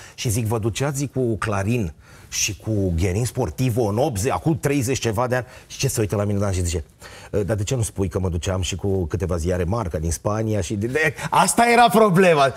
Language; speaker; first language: Romanian; native; Romanian